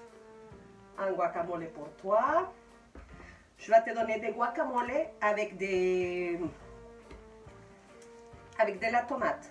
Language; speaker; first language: French; non-native, fluent; Spanish